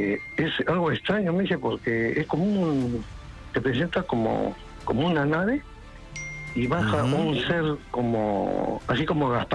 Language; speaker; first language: Spanish; native; Spanish